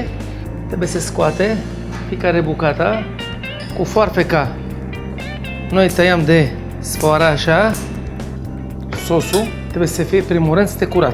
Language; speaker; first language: Romanian; non-native, learner; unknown